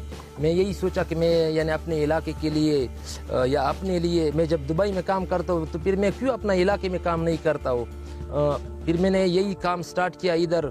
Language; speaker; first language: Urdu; non-native, local second language; Pashto